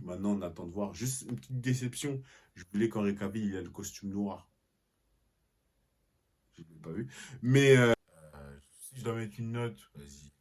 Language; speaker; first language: French; native; French